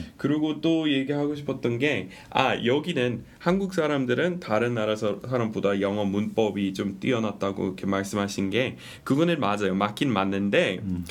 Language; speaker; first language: Korean; non-native, fluent; English